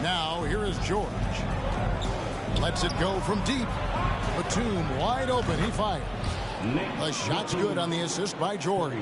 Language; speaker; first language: English; native; English